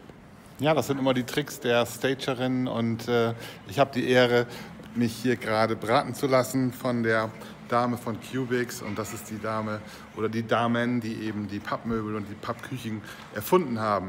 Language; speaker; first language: German; native; German